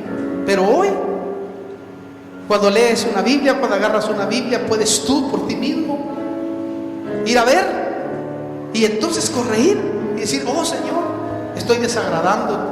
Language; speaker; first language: Spanish; native; Spanish